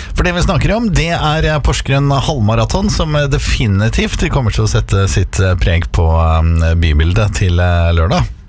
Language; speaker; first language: Norwegian; native; Norwegian